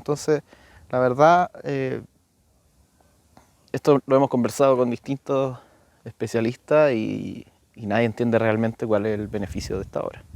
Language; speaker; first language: Spanish; native; Spanish